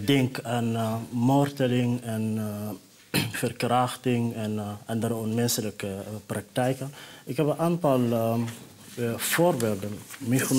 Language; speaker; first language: Dutch; non-native, fluent; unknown